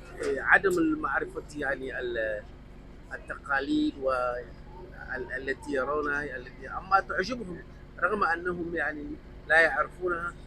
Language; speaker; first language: Arabic; non-native, fluent; Tamasheq